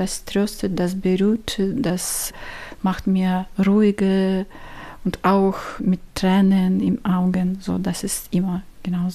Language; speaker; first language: German; non-native, learner; Ukrainian